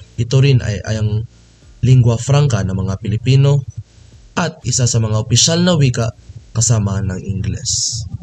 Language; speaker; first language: Filipino; non-native, local second language; Cebuano